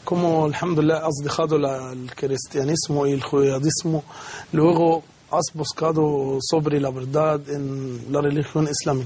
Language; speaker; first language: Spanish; non-native, learner; Arabic